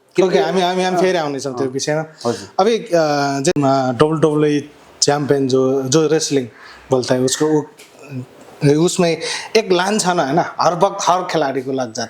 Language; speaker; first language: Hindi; non-native, learner; Nepali